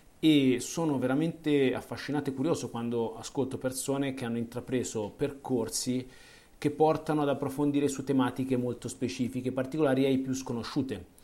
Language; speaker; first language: Italian; native; Italian